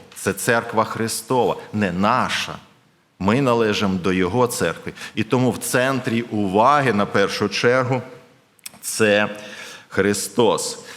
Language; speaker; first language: Ukrainian; non-native, local second language; Russian